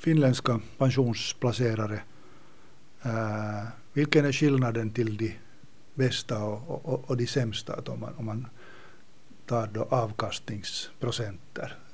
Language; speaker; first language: Swedish; native; Swedish